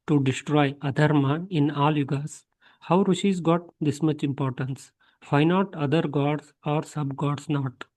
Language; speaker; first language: English; non-native, local second language; Kannada